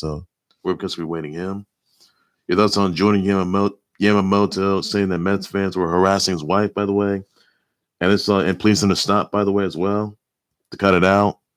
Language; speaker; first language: English; native; English